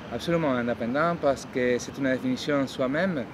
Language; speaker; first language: French; non-native, fluent; Spanish